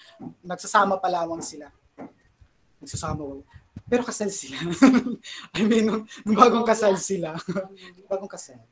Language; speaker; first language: Filipino; non-native, local second language; Pampanga